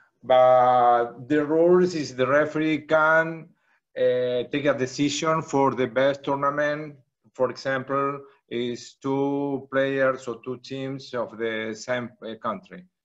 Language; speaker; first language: English; non-native, learner; Spanish